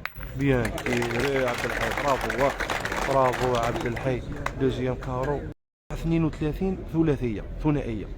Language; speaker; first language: Arabic; native; Arabic